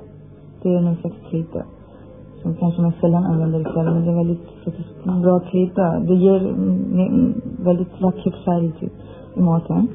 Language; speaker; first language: Swedish; non-native, fluent; Persian